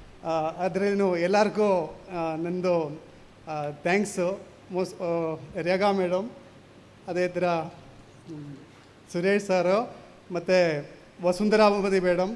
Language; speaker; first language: Kannada; non-native, learner; Malayalam